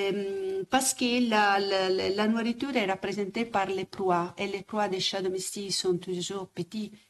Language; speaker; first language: French; non-native, fluent; Italian